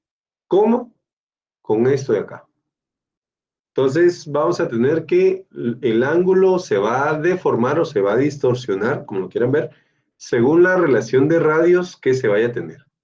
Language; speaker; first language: Spanish; native; Spanish